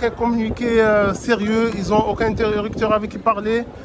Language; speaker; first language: French; non-native, local second language; Arabic